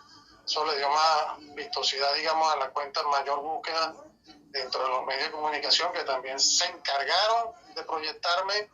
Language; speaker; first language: Spanish; native; Spanish